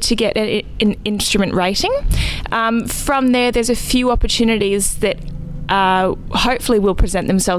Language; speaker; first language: English; native; English